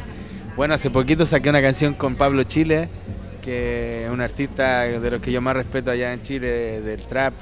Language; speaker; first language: Spanish; native; Spanish